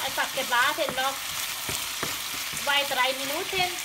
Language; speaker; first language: German; non-native, learner; Thai